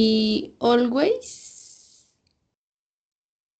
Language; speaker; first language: English; non-native, learner; Spanish